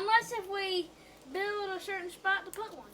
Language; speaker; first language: English; native; English